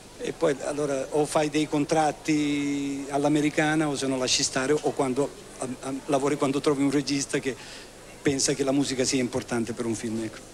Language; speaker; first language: Italian; native; Italian